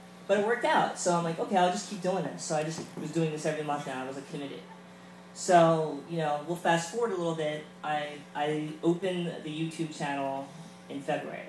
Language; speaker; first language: English; native; English